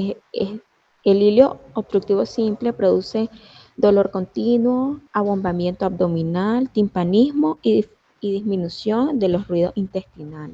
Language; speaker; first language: Spanish; native; Spanish